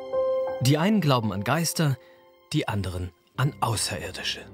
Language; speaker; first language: German; native; German